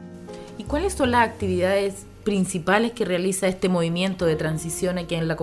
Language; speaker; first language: Spanish; native; Spanish